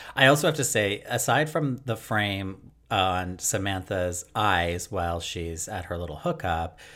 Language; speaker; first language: English; native; English